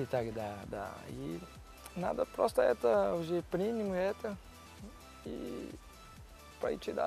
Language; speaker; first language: Russian; non-native, learner; Portuguese